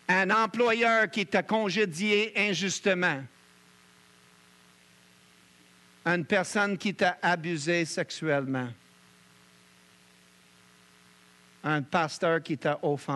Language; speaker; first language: French; native; French